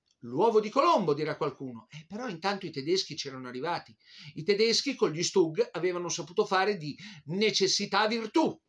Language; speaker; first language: Italian; native; Italian